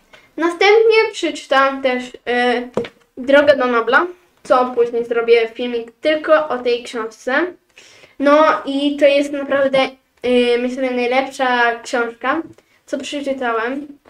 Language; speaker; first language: Polish; early bilingual, heritage; Polish